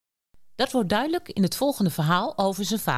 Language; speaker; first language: Dutch; native; Dutch